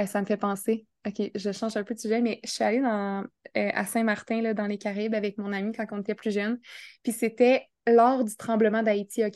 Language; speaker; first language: French; native; French